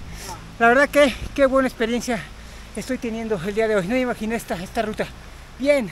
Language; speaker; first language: Spanish; native; Spanish